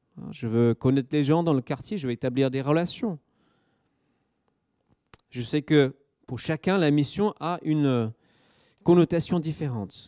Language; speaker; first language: French; native; French